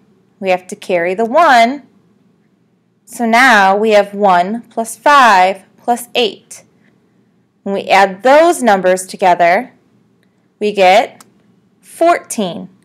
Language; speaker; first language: English; native; English